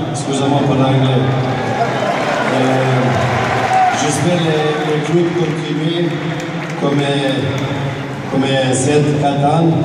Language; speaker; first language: French; non-native, learner; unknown